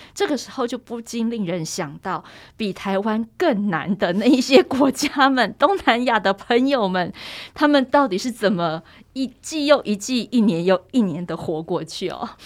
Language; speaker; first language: Chinese; native; Chinese